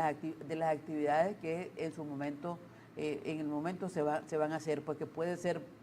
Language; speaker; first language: Spanish; native; Spanish